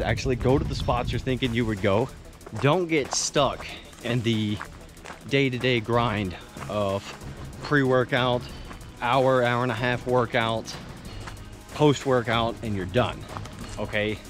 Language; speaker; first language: English; native; English